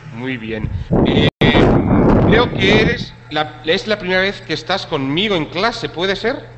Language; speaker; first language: Spanish; native; Spanish